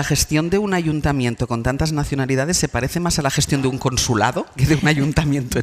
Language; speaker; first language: Spanish; native; Spanish